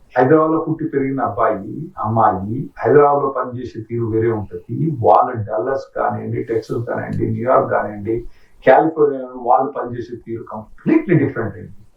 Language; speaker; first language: Telugu; native; Telugu